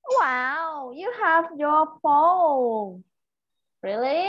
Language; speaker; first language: English; non-native, fluent; Vietnamese